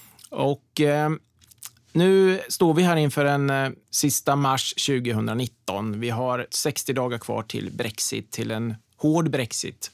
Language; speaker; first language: Swedish; native; Swedish